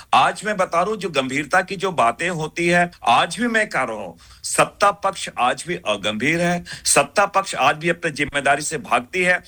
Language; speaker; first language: Hindi; native; Hindi